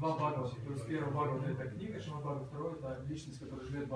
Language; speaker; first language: Russian; native; Russian